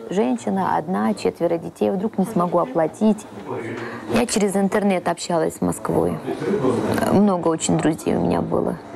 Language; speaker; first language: Russian; early bilingual, heritage; Russian